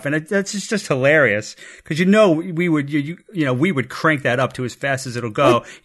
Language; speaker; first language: English; native; English